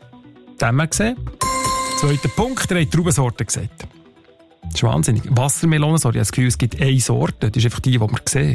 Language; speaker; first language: German; native; German